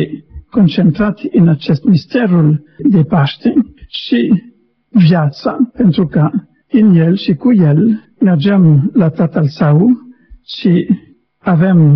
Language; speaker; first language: Romanian; non-native, learner; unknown